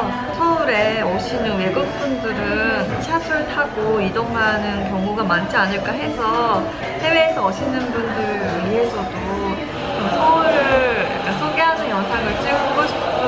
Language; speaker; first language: Korean; non-native, fluent; Japanese